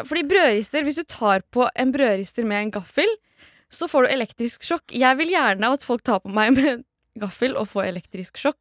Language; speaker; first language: Norwegian; early bilingual, other home language; Kurdish